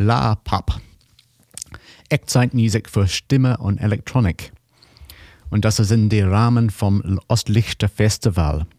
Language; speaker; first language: German; non-native, learner; English